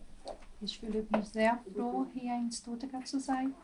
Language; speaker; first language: German; non-native, learner; Portuguese